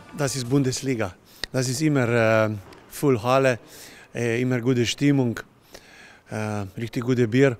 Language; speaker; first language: German; non-native, learner; Slovenian